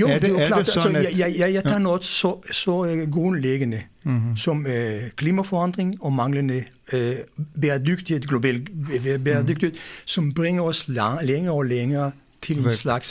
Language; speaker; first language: Danish; non-native, fluent; Hebrew